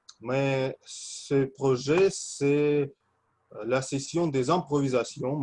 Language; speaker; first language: French; non-native, fluent; Russian